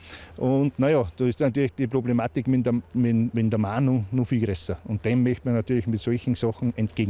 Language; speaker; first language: German; native; German